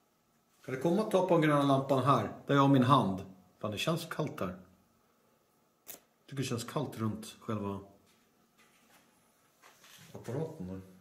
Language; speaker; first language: Swedish; native; Swedish